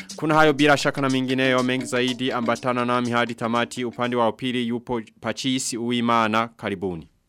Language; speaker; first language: Swahili; non-native, local second language; Rundi